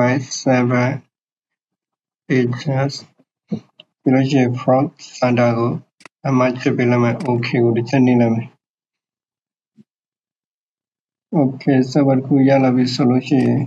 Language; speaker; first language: Burmese; native; Burmese